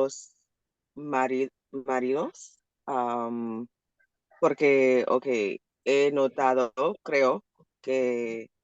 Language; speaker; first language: Spanish; non-native, learner; English